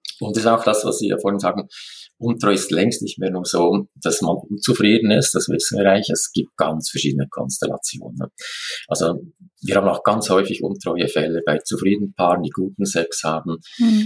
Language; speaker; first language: German; native; German